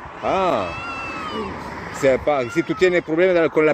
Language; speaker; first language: Spanish; non-native, learner; French